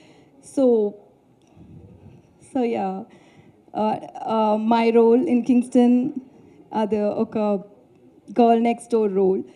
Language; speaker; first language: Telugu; non-native, learner; Tamil